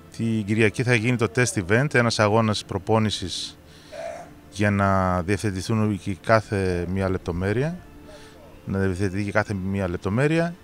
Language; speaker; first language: Greek; native; Greek